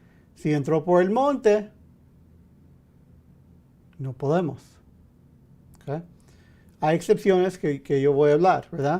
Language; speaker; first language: Spanish; early bilingual, heritage; English